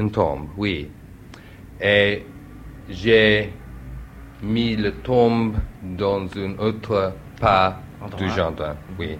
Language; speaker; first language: French; non-native, learner; English